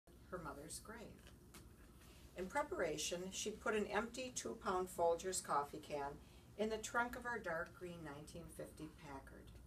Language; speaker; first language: English; native; English